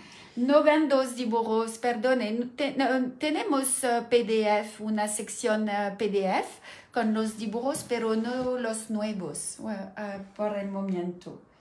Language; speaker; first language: Spanish; non-native, learner; French